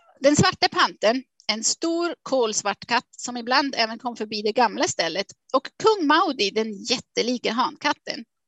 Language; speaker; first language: Swedish; non-native, fluent; Swiss German